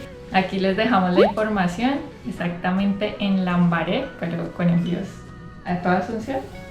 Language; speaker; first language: Spanish; native; Spanish